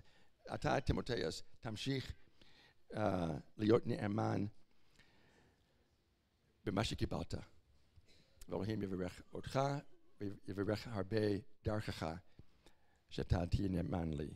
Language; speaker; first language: Hebrew; non-native, fluent; English